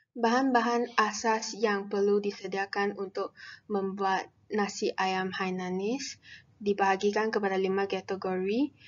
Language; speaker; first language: Malay; non-native, local second language; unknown